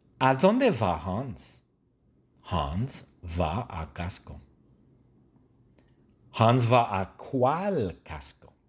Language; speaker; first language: Spanish; non-native, fluent; English